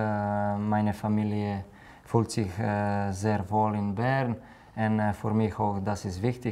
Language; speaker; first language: German; non-native, learner; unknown